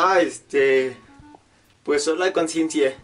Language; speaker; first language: Spanish; native; Spanish